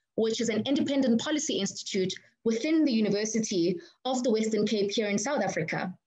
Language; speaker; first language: English; non-native, local second language; Zulu